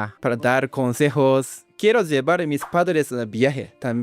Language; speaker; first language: Spanish; non-native, learner; Japanese